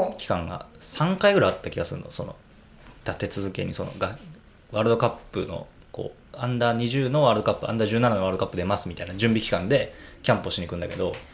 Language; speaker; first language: Japanese; native; Japanese